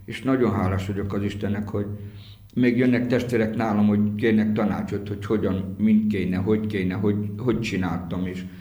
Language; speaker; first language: Hungarian; native; Hungarian